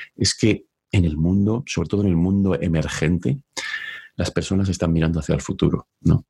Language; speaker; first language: Spanish; native; Spanish